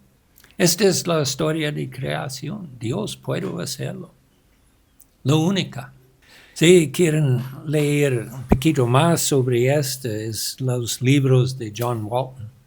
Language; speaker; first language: Spanish; non-native, learner; English